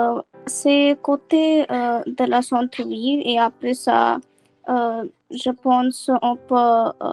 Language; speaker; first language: French; non-native, learner; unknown